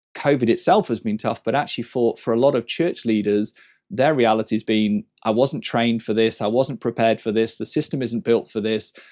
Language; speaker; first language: English; native; English